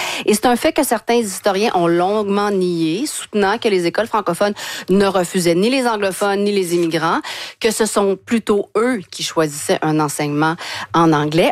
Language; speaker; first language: French; native; French